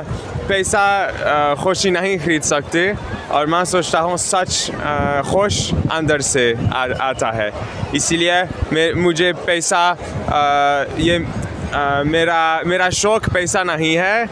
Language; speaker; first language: Hindi; non-native, learner; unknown